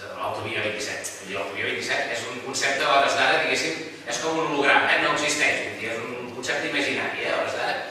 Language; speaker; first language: Catalan; native; Catalan